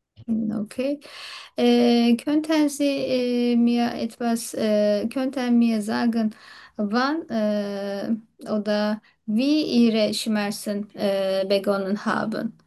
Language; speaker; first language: German; non-native, learner; Turkish